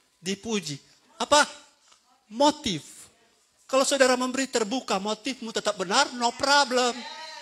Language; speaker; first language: Indonesian; native; Indonesian